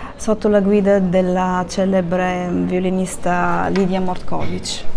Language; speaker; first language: Italian; non-native, fluent; Bulgarian